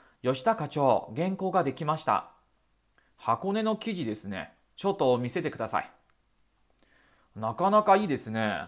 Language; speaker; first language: Japanese; non-native, fluent; Chinese